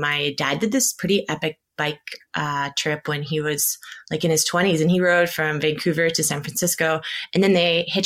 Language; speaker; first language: English; native; English